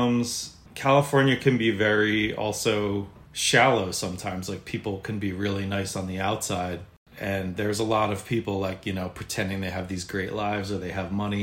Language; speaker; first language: English; native; English